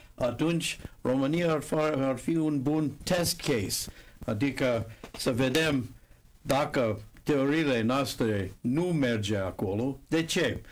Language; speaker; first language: Romanian; non-native, fluent; English